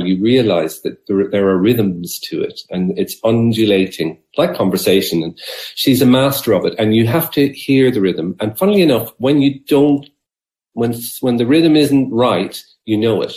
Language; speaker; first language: English; native; English